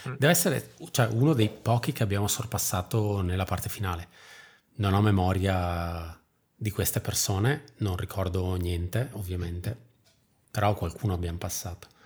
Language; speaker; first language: Italian; native; Italian